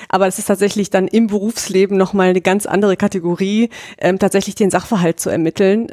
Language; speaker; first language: German; native; German